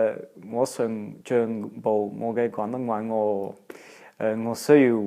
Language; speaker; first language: Chinese; non-native, fluent; Dutch